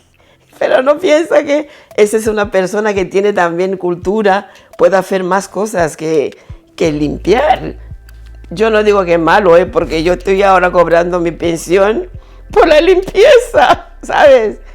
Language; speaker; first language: Spanish; non-native, fluent; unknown